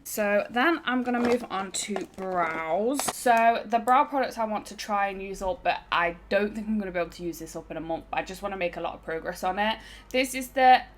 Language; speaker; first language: English; native; English